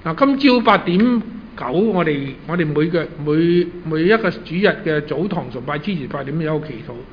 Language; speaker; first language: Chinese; non-native, local second language; Cantonese